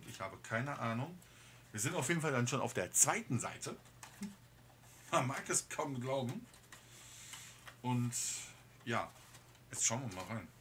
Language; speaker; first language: German; native; German